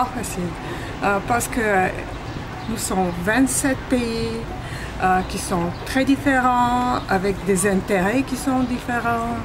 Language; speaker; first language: French; non-native, fluent; Bulgarian